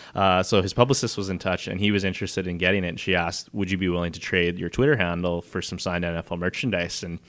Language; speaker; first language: English; native; English